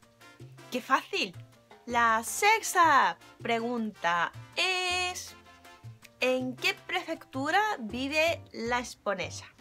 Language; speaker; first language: Spanish; non-native, fluent; Japanese